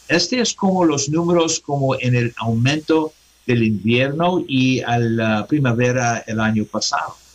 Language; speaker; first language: Spanish; non-native, learner; English